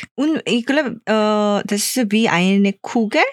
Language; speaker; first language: German; non-native, fluent; Korean